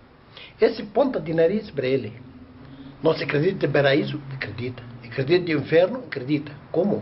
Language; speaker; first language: Portuguese; non-native, learner; Arabic